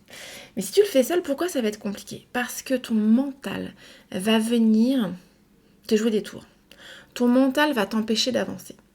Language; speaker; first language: French; native; French